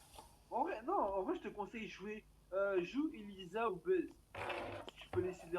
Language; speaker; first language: French; native; French